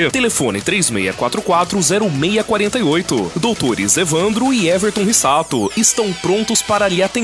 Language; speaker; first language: Portuguese; native; Portuguese